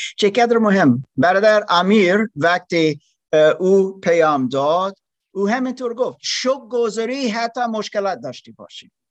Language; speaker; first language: Persian; non-native, learner; German